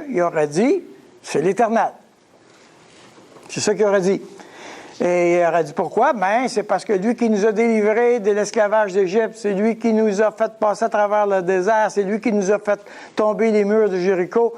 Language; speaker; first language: French; native; French